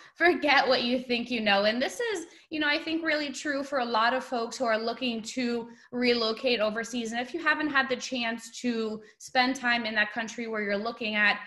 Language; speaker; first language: English; native; English